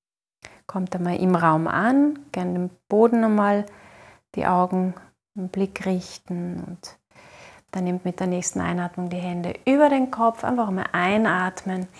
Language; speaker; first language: German; native; German